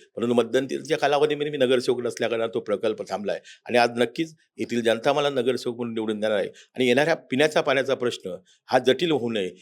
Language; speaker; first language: Marathi; native; Marathi